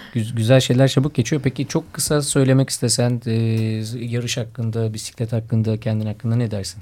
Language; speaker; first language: Turkish; native; Turkish